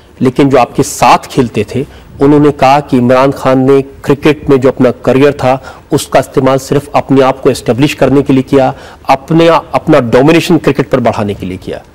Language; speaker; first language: Hindi; native; Hindi